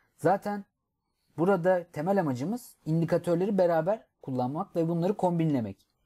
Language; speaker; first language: Turkish; native; Turkish